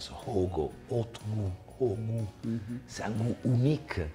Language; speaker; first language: French; non-native, fluent; Italian